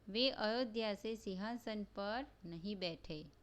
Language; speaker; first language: Hindi; non-native, local second language; Gujarati